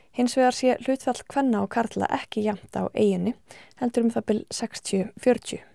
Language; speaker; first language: Icelandic; native; Icelandic